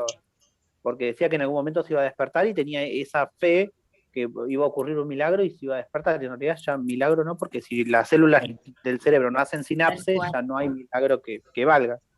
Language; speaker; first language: Spanish; native; Spanish